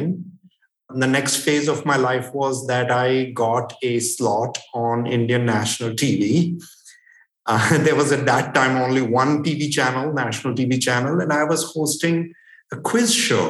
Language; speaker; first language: English; non-native, local second language; Hindi